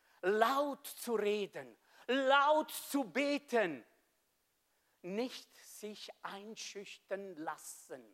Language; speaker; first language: German; non-native, fluent; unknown